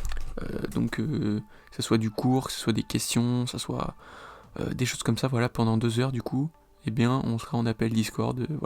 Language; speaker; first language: French; native; French